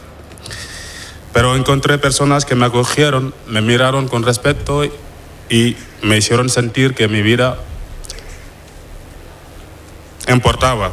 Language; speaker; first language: Spanish; non-native, fluent; Wolof